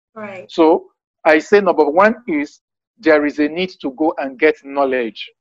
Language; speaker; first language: English; non-native, local second language; Yoruba